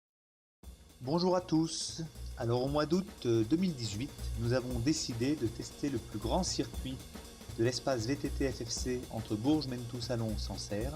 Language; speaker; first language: French; native; French